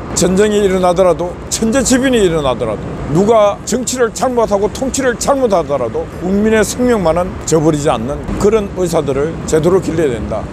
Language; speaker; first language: Korean; native; Korean